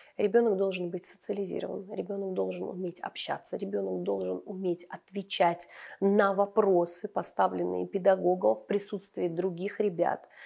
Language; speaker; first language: Russian; native; Russian